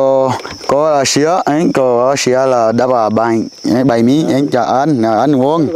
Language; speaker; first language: Vietnamese; non-native, learner; Portuguese